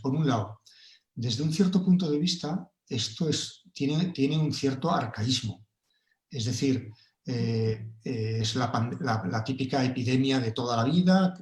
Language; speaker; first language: Spanish; native; Spanish